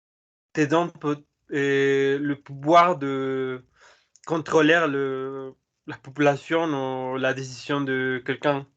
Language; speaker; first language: French; non-native, learner; Spanish